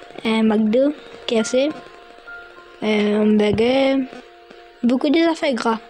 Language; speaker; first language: French; non-native, local second language; Morisyen